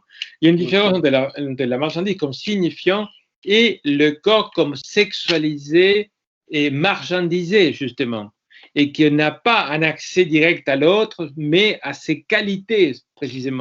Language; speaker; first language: French; non-native, fluent; Spanish